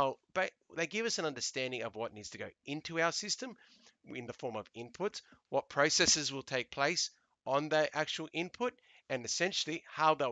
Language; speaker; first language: English; native; English